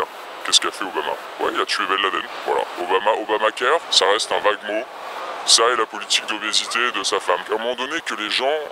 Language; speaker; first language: French; native; French